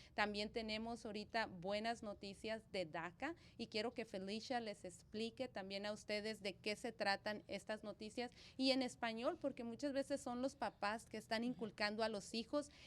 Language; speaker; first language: Spanish; early bilingual, other home language; English